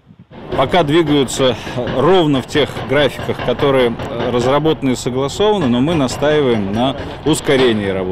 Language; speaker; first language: Russian; native; Russian